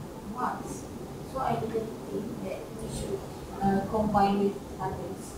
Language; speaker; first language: English; non-native, learner; Malay